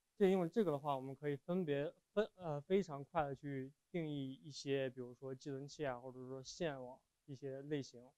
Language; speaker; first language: Chinese; native; Chinese